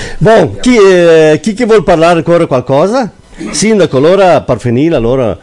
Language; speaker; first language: Italian; early bilingual, heritage; Venetian